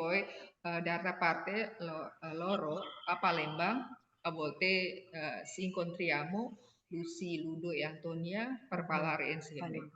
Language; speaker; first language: Italian; non-native, learner; Indonesian